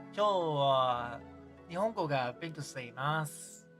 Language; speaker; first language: Japanese; non-native, learner; English